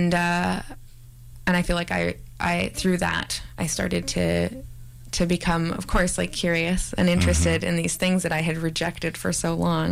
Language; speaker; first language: English; native; English